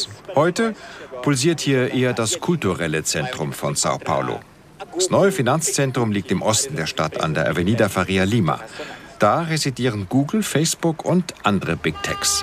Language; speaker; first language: German; non-native, fluent; Portuguese